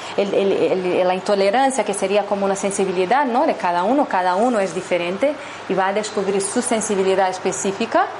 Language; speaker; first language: Spanish; non-native, fluent; Portuguese